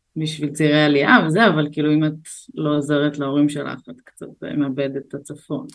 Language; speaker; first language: Hebrew; early bilingual, other home language; Russian